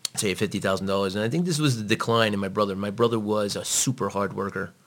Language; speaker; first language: English; native; English